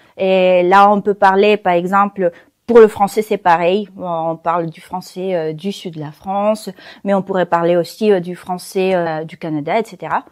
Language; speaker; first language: French; non-native, fluent; Spanish